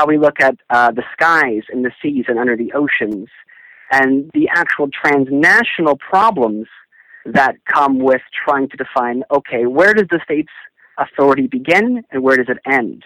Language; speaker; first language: English; native; English